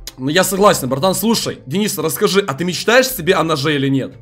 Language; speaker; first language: Russian; native; Russian